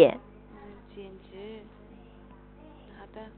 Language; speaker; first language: Chinese; non-native, learner; Korean